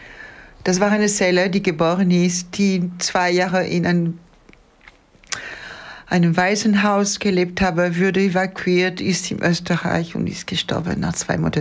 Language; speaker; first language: German; non-native, fluent; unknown